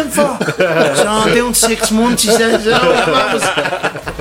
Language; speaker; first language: English; native; English